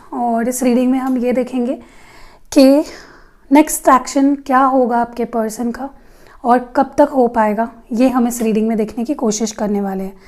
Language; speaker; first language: Hindi; non-native, local second language; Marathi